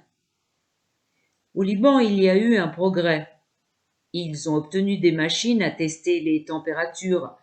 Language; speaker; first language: French; non-native, local second language; Arabic